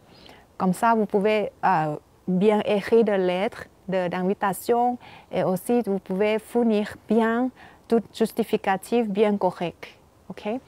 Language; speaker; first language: French; non-native, fluent; Thai